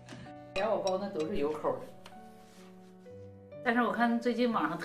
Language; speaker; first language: Chinese; native; Chinese